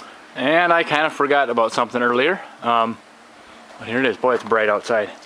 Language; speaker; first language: English; native; English